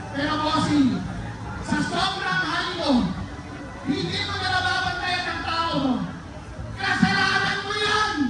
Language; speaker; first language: Filipino; non-native, local second language; Iloko